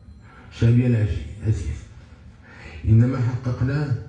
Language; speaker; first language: Arabic; native; Arabic